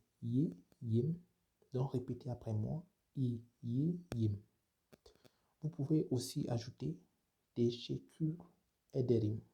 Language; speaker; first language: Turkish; non-native, fluent; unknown